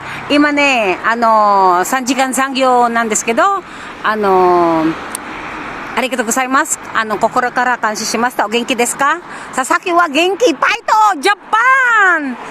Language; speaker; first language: Japanese; non-native, learner; Filipino